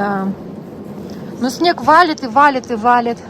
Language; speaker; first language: Russian; native; Russian